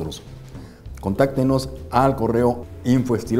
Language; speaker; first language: Spanish; native; Spanish